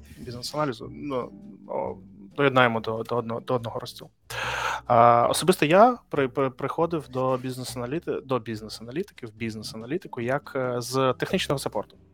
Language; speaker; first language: Ukrainian; native; Ukrainian